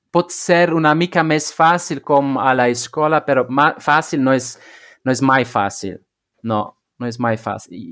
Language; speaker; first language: Catalan; non-native, learner; Dutch